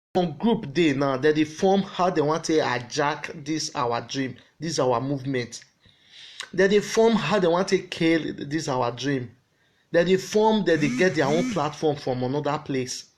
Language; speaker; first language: Nigerian Pidgin; non-native, local second language; Bini